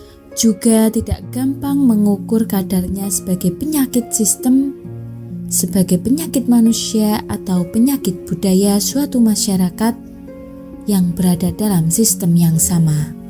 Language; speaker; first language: Indonesian; native; Indonesian